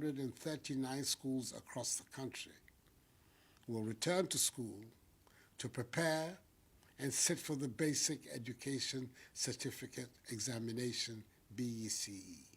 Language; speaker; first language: English; non-native, local second language; Akan